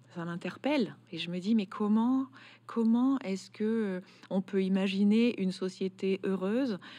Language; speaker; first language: French; native; French